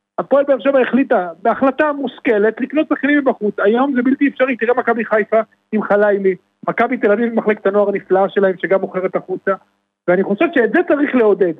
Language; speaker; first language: Hebrew; native; Hebrew